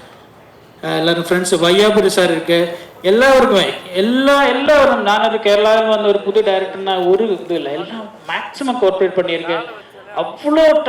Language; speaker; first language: Tamil; non-native, learner; Malayalam